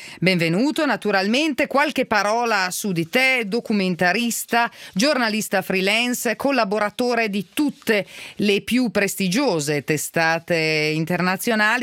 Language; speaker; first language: Italian; native; Italian